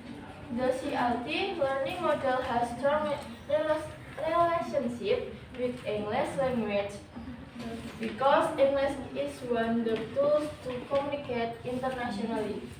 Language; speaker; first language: English; non-native, learner; Indonesian